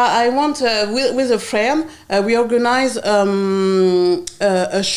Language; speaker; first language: English; non-native, learner; French